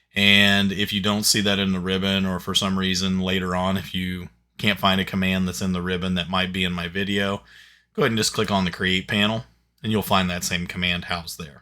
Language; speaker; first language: English; native; English